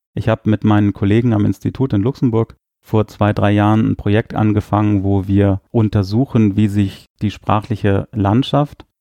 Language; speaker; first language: German; native; German